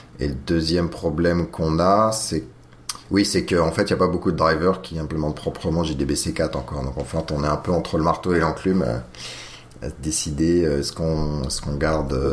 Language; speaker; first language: French; native; French